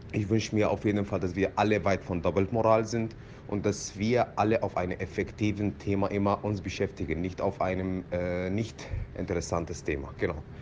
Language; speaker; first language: German; non-native, fluent; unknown